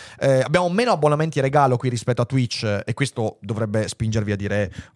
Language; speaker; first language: Italian; native; Italian